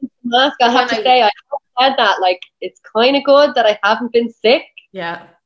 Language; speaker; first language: English; native; English